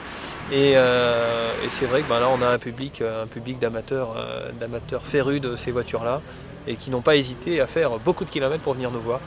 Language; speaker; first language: French; native; French